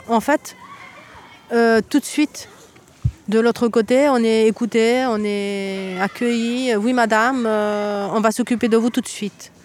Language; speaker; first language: French; native; French